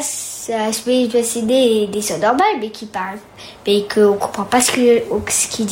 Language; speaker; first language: French; early bilingual, heritage; French